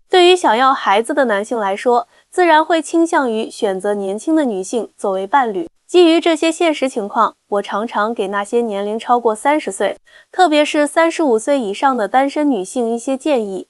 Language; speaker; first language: Chinese; native; Chinese